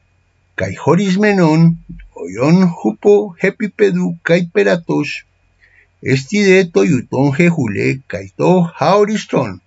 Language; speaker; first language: Greek; non-native, fluent; Spanish